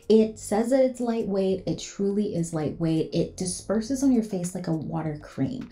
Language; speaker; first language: English; native; English